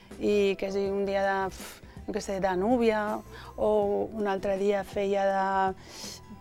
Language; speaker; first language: Catalan; early bilingual, other home language; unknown